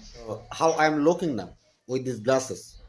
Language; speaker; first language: English; non-native, learner; Bangla